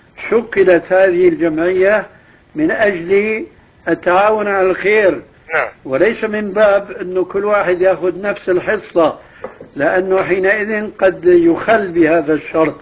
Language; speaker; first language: Arabic; early bilingual, other home language; Albanian